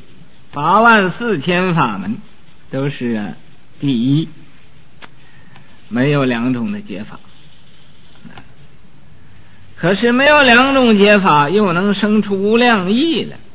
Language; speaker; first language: Chinese; native; Chinese